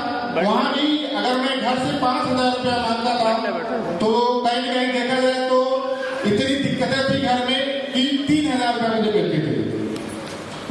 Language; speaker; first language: Hindi; native; Hindi